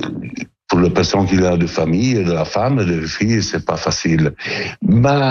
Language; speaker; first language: French; non-native, learner; Italian